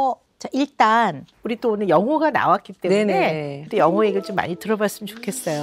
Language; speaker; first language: Korean; native; Korean